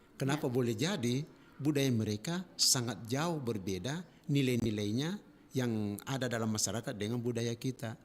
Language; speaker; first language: Indonesian; native; Indonesian